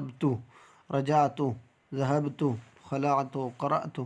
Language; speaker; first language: Arabic; non-native, fluent; Urdu